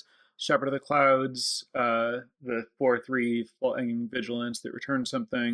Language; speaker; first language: English; native; English